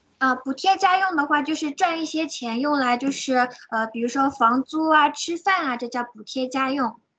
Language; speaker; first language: Chinese; native; Chinese